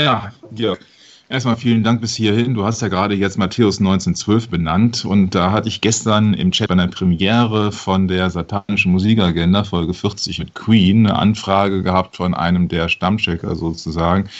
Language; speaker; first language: German; native; German